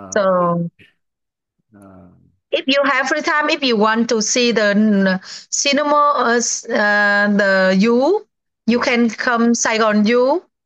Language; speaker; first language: English; non-native, learner; Vietnamese